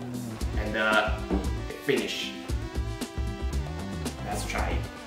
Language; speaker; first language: English; non-native, learner; Chinese